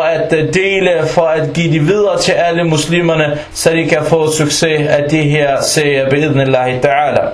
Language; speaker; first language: Danish; non-native, fluent; Arabic